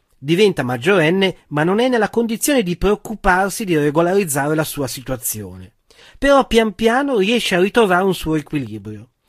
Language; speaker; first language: Italian; native; Italian